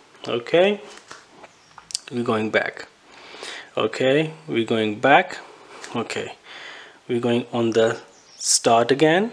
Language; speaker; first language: English; non-native, fluent; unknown